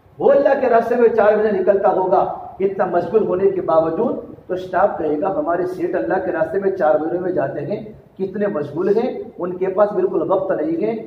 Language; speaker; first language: Urdu; non-native, local second language; Gujarati